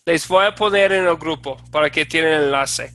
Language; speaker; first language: Spanish; non-native, fluent; English